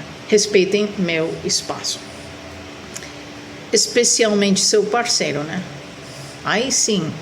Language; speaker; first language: Portuguese; non-native, fluent; Spanish